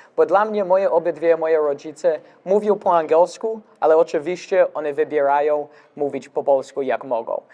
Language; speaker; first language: Polish; early bilingual, heritage; Polish